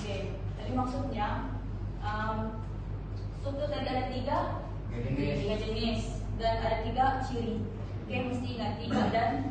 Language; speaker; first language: Malay; native; Malay